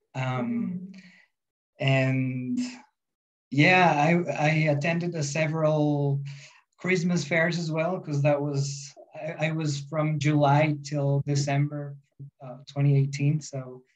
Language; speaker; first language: English; non-native, fluent; Spanish